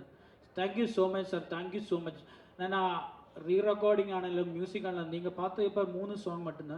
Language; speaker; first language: Tamil; non-native, learner; Malayalam